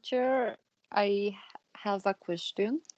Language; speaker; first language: English; non-native, learner; Spanish